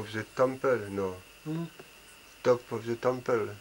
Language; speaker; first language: English; non-native, learner; French